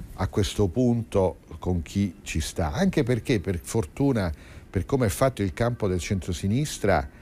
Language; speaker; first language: Italian; native; Italian